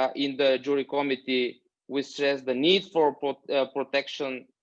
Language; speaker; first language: English; non-native, fluent; Bulgarian